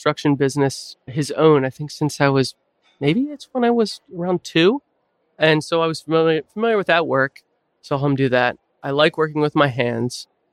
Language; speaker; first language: English; native; English